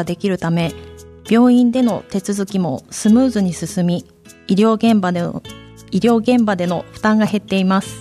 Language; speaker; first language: Japanese; native; Japanese